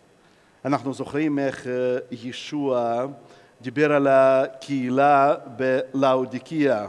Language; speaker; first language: Hebrew; non-native, fluent; Russian